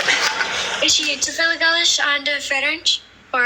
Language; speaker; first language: Amharic; early bilingual, heritage; Amharic